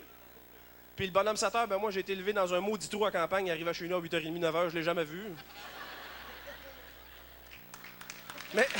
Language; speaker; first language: French; native; French